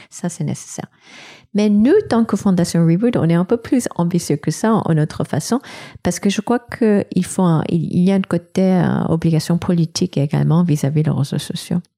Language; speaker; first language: French; non-native, fluent; Korean